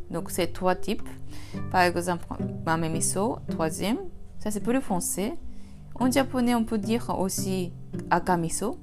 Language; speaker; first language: French; non-native, fluent; Japanese